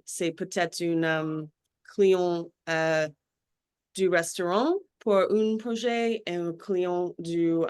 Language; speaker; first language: French; non-native, learner; English